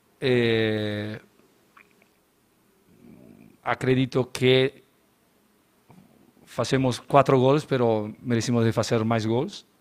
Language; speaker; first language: Portuguese; non-native, learner; Spanish